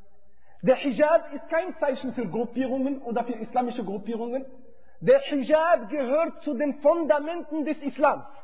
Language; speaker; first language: German; non-native, fluent; Arabic